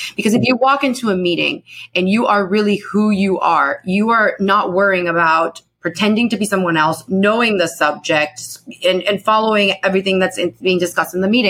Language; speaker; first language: English; early bilingual, other home language; Spanish